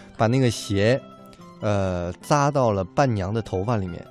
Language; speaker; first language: Chinese; native; Chinese